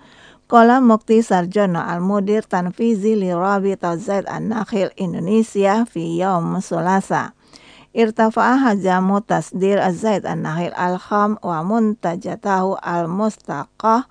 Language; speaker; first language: Arabic; non-native, fluent; Indonesian